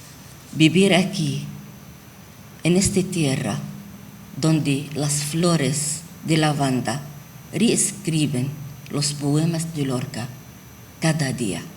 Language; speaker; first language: Spanish; non-native, fluent; Arabic